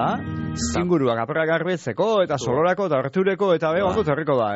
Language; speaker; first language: Basque; native; Basque